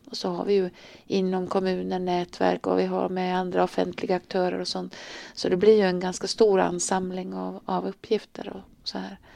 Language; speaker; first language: Swedish; native; Swedish